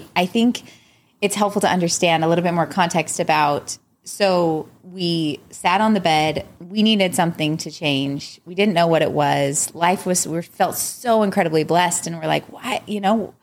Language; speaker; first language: English; native; English